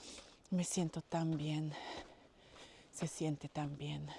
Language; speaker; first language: Spanish; non-native, fluent; English